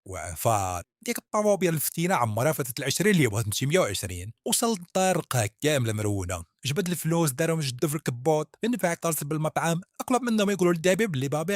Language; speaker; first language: Arabic; native; Arabic